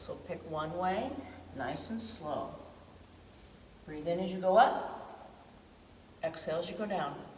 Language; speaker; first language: English; native; English